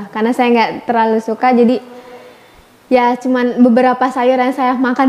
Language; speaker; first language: Indonesian; native; Indonesian